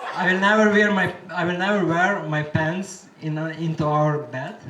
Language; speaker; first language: English; non-native, fluent; Slovenian